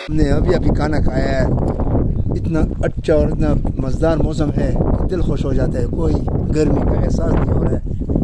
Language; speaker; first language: Urdu; non-native, local second language; Pashto